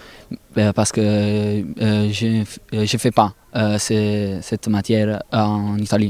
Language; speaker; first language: French; non-native, learner; Italian